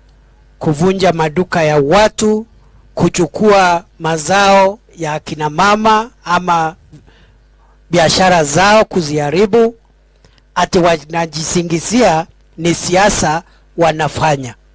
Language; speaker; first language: Swahili; non-native, local second language; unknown